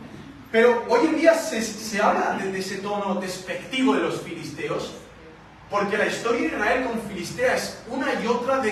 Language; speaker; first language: Spanish; native; Spanish